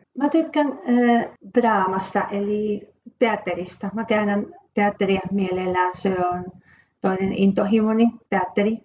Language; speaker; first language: Finnish; non-native, fluent; Spanish